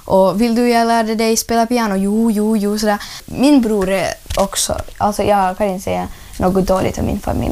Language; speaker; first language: Swedish; non-native, learner; Russian